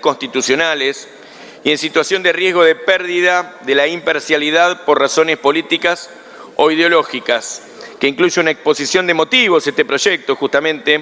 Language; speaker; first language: Spanish; native; Spanish